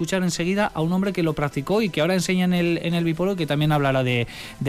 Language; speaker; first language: Spanish; native; Spanish